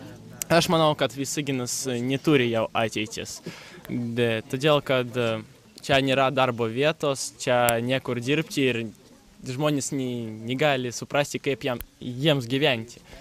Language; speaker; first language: Lithuanian; non-native, local second language; Russian